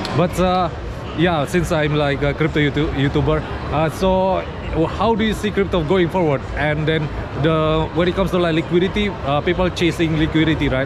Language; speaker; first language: English; non-native, fluent; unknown